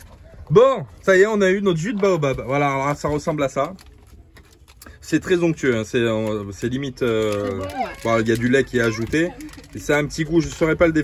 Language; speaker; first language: French; native; French